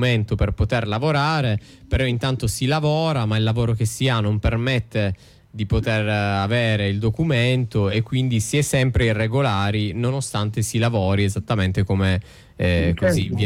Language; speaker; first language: Italian; native; Italian